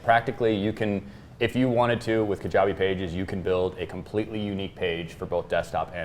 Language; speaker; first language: English; native; English